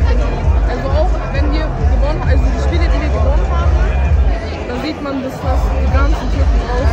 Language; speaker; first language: German; early bilingual, other home language; Turkish